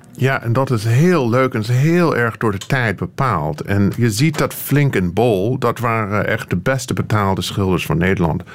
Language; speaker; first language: Dutch; non-native, fluent; English